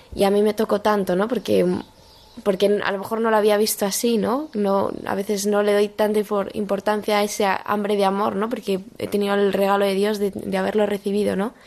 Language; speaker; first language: Spanish; native; Spanish